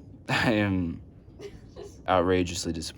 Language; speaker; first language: English; native; English